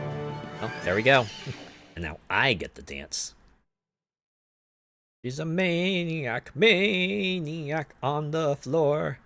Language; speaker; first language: English; native; English